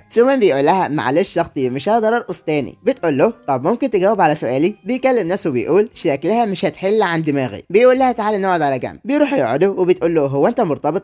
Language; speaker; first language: Arabic; native; Arabic